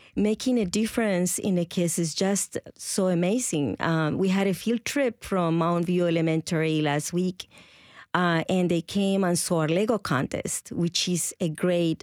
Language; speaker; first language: English; non-native, fluent; Spanish